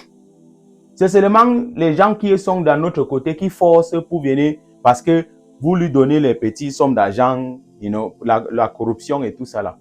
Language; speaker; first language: French; non-native, local second language; English